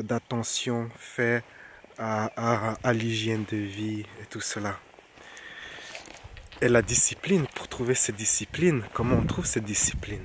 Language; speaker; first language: French; non-native, fluent; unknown